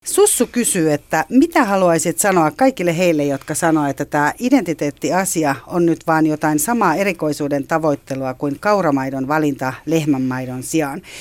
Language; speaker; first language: Finnish; native; Finnish